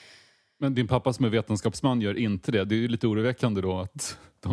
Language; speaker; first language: Swedish; native; Swedish